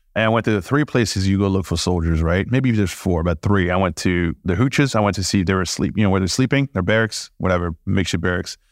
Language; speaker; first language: English; early bilingual, other home language; French